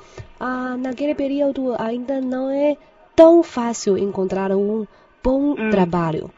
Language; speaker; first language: Portuguese; non-native, fluent; Chinese